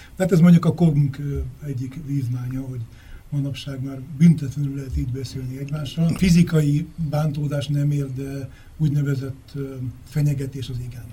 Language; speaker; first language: Hungarian; native; Hungarian